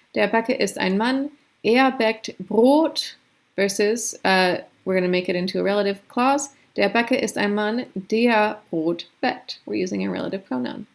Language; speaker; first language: German; non-native, fluent; English